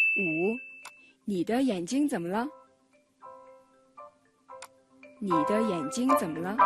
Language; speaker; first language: Chinese; non-native, fluent; Mongolian